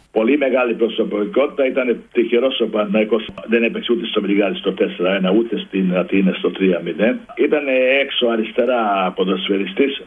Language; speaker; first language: Greek; non-native, fluent; Serbian